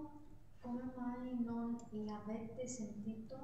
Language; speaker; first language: Italian; non-native, learner; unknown